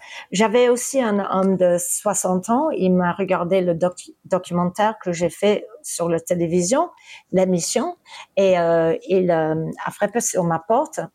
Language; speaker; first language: French; early bilingual, heritage; English